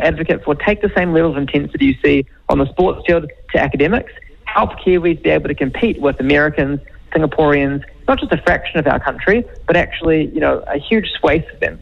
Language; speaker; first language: English; native; English